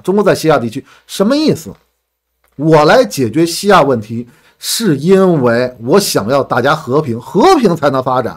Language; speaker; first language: Chinese; native; Chinese